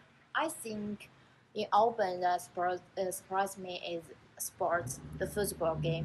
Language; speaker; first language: English; non-native, learner; Chinese